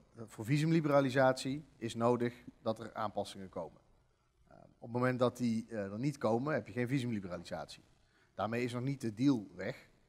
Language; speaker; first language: Dutch; native; Dutch